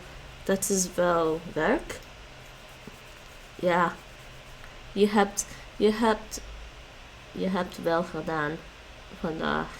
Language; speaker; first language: Dutch; non-native, learner; English